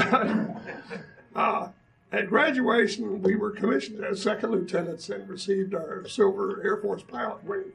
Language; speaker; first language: English; native; English